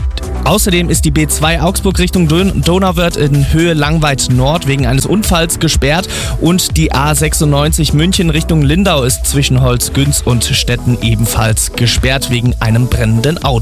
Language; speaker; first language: German; native; German